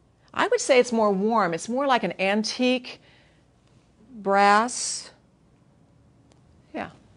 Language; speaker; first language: English; native; English